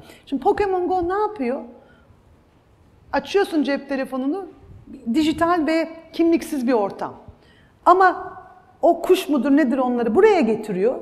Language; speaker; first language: Turkish; native; Turkish